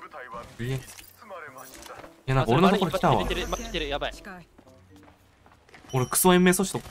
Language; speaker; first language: Japanese; native; Japanese